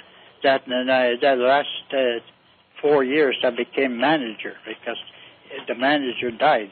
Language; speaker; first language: English; native; English